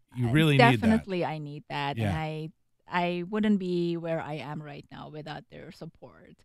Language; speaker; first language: English; non-native, fluent; Persian